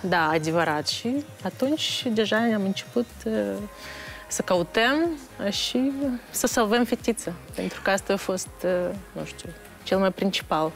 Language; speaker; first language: Romanian; non-native, local second language; Russian